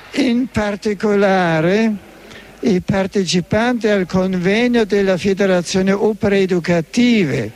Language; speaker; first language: Italian; non-native, fluent; German